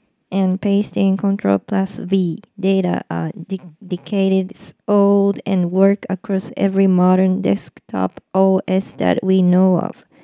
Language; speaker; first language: English; non-native, fluent; Japanese